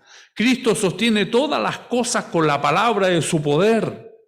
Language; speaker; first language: Spanish; native; Spanish